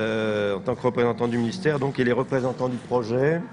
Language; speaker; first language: French; native; French